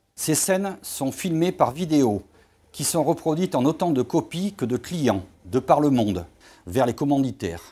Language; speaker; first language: French; native; French